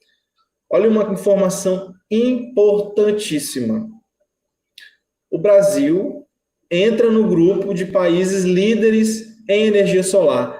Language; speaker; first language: Portuguese; native; Portuguese